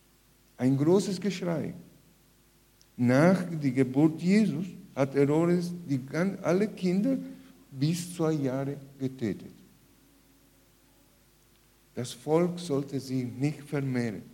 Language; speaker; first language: German; non-native, fluent; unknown